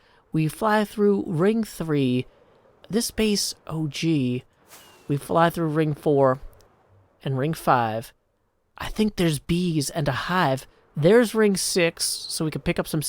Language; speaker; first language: English; native; English